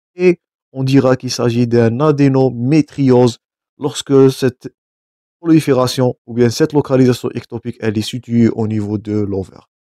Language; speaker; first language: French; non-native, local second language; Arabic